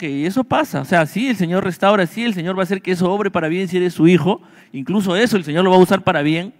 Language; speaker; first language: Spanish; native; Spanish